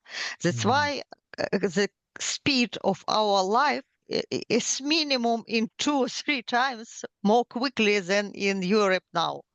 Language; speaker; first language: English; non-native, learner; Ukrainian